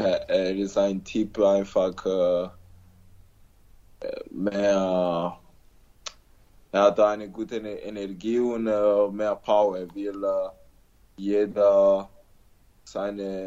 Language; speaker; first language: German; non-native, learner; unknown